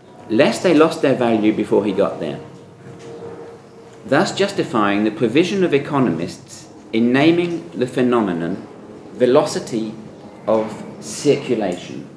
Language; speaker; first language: English; native; English